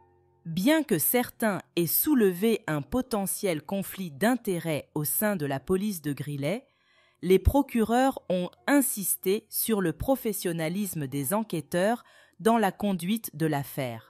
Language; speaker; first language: French; native; French